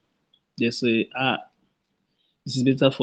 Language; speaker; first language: English; non-native, local second language; French